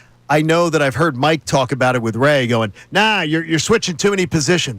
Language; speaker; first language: English; native; English